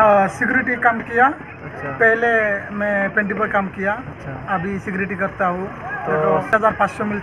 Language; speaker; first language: Hindi; non-native, local second language; Bangla